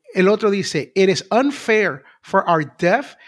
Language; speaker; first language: Spanish; early bilingual, heritage; Spanish